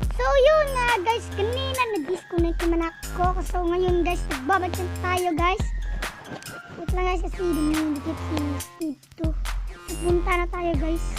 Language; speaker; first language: Filipino; non-native, local second language; Cebuano